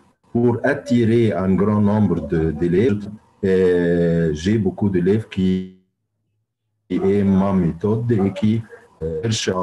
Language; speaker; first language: French; non-native, fluent; Arabic